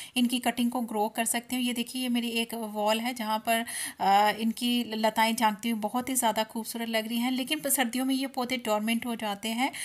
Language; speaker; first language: Hindi; non-native, local second language; Punjabi